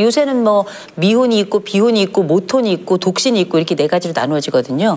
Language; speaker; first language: Korean; native; Korean